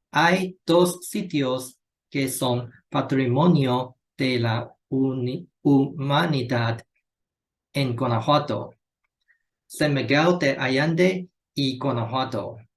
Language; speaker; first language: Spanish; non-native, learner; Chinese